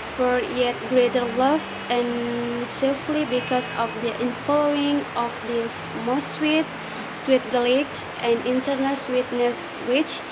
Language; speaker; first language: English; non-native, learner; Indonesian